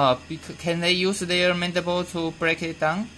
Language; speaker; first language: English; non-native, fluent; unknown